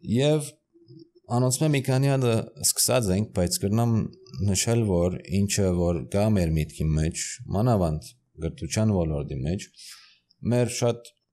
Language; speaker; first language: Armenian; early bilingual, heritage; Armenian